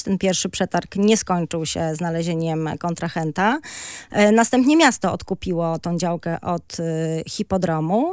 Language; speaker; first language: Polish; native; Polish